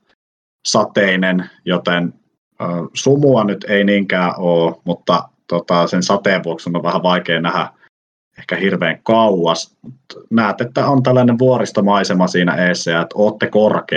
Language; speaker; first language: Finnish; native; Finnish